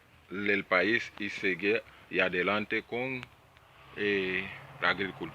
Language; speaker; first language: Spanish; non-native, learner; Haitian Creole